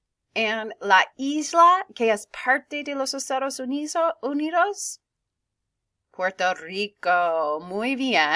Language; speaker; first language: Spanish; non-native, fluent; English